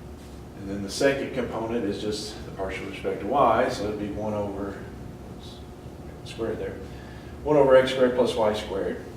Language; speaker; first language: English; native; English